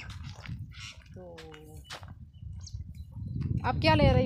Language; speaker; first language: Hindi; non-native, learner; Bangla